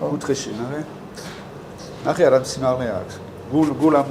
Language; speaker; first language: Georgian; non-native, learner; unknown